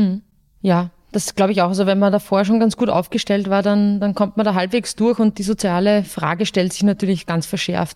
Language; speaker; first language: German; native; German